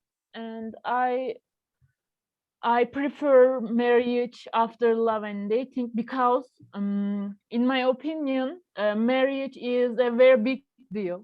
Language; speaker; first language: English; non-native, learner; Turkish